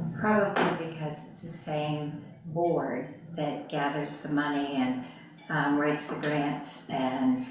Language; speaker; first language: English; native; English